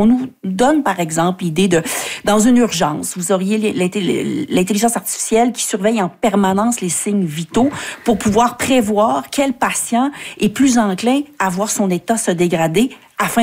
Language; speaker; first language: French; native; French